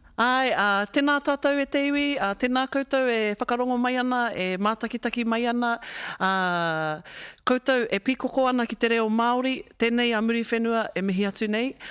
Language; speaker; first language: Māori; non-native, local second language; English